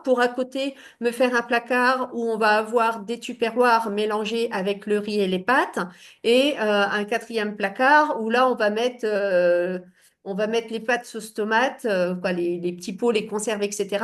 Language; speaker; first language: French; native; French